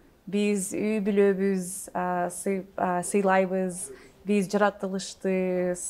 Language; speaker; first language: Kyrgyz; non-native, learner; English